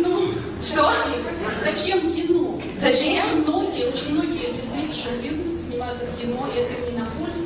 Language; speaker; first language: Russian; early bilingual, other home language; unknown